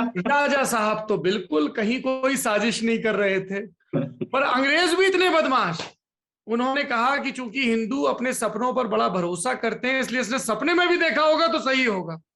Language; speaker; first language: Hindi; native; Hindi